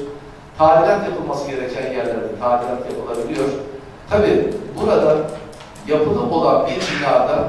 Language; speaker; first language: Turkish; native; Turkish